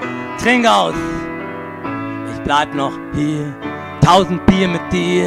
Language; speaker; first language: German; native; German